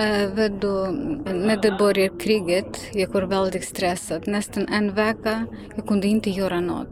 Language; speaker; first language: Swedish; non-native, learner; Ukrainian